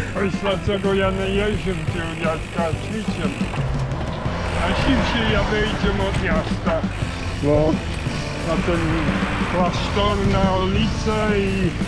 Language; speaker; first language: Polish; non-native, learner; English